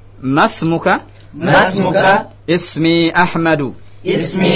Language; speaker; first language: Arabic; non-native, fluent; Indonesian